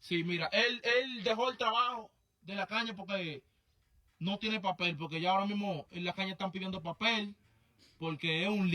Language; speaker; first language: Spanish; native; Spanish